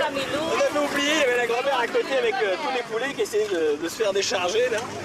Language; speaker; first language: French; native; French